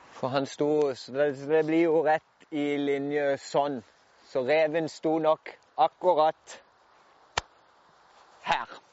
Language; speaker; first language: Norwegian; native; Norwegian